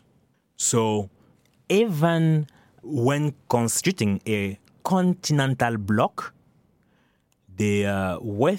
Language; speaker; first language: English; non-native, local second language; French